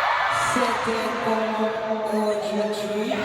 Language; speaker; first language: French; non-native, learner; Korean